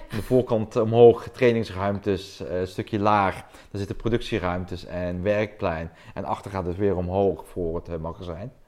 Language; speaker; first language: Dutch; native; Dutch